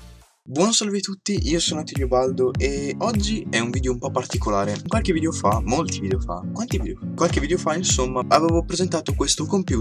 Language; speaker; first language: Italian; native; Italian